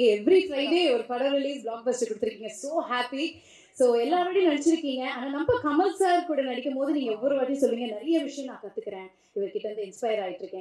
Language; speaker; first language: Tamil; native; Tamil